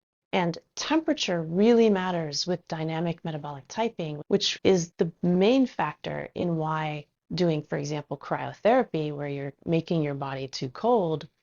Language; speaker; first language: English; native; English